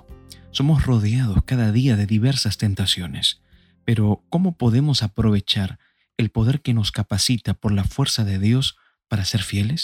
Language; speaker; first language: Spanish; native; Spanish